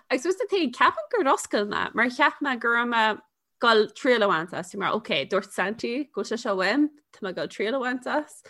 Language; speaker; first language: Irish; non-native, local second language; English